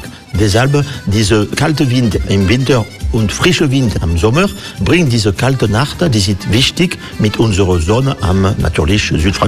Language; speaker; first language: German; non-native, fluent; French